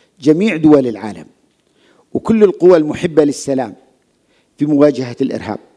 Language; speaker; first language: Arabic; native; Arabic